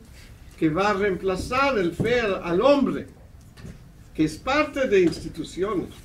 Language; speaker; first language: Spanish; non-native, fluent; Hebrew